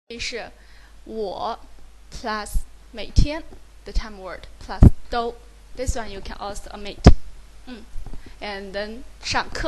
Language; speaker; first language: Chinese; native; Chinese